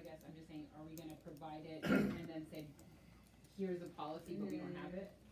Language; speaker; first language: English; native; English